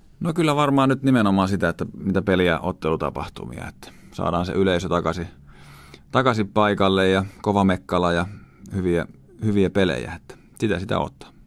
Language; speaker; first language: Finnish; native; Finnish